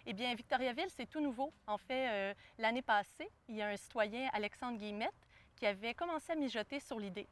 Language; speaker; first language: French; native; French